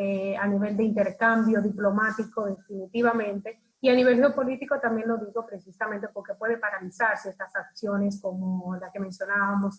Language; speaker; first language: Spanish; native; Spanish